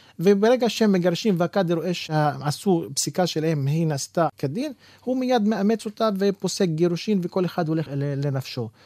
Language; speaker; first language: Hebrew; non-native, local second language; Arabic